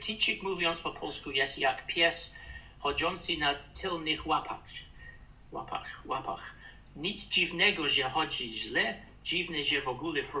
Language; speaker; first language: Polish; non-native, learner; English